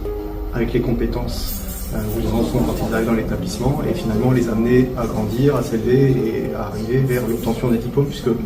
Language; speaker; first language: French; native; French